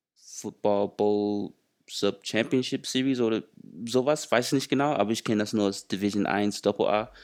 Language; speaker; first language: German; non-native, fluent; English